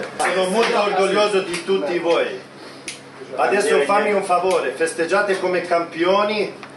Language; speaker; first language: Italian; non-native, fluent; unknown